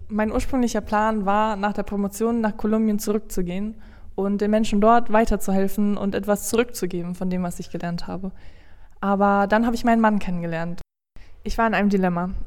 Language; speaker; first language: German; non-native, fluent; Spanish